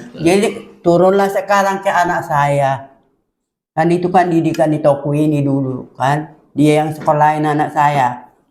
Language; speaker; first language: Indonesian; non-native, local second language; Batak Toba